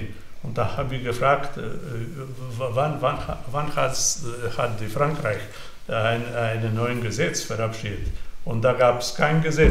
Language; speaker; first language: German; non-native, fluent; Slovenian